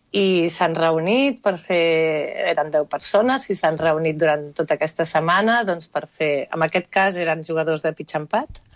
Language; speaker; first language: Catalan; non-native, local second language; Spanish